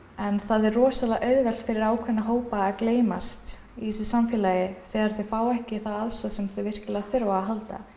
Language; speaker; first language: Icelandic; native; Icelandic